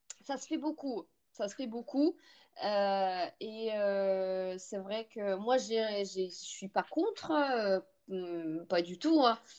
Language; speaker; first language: French; non-native, fluent; Russian